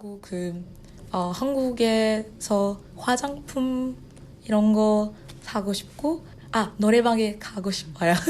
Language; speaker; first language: Korean; non-native, learner; French